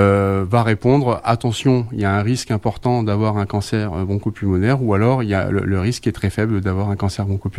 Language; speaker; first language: French; native; French